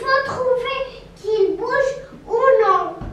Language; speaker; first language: French; non-native, local second language; Arabic